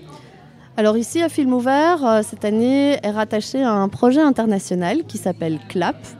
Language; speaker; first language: French; native; French